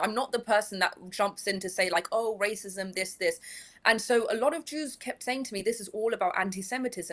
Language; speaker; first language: English; early bilingual, other home language; Persian